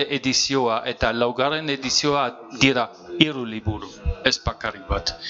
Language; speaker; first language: Basque; non-native, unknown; German